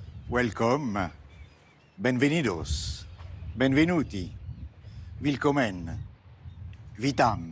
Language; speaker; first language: French; native; French